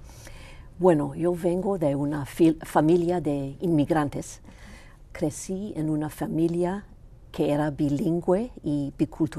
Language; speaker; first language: Spanish; non-native, local second language; Greek